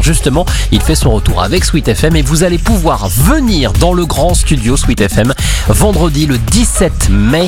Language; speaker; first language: French; native; French